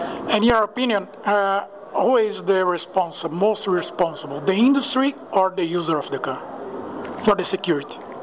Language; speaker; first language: English; non-native, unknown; Portuguese